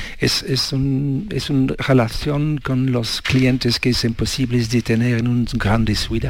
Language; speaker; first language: Spanish; non-native, learner; French